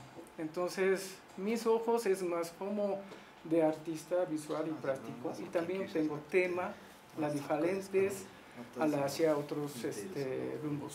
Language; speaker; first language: Spanish; non-native, learner; Japanese